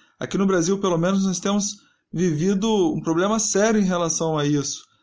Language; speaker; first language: Portuguese; native; Portuguese